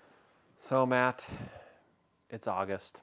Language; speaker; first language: English; native; English